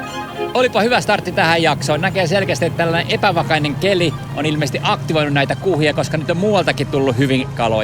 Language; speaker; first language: Finnish; native; Finnish